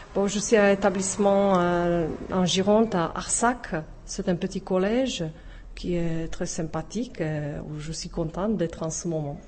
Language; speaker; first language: French; non-native, fluent; Czech